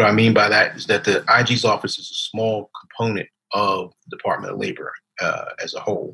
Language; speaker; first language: English; native; English